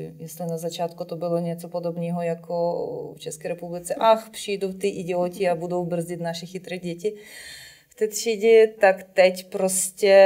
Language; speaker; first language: Czech; non-native, fluent; Ukrainian